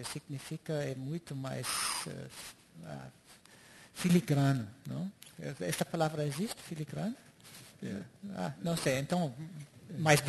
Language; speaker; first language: Portuguese; non-native, fluent; German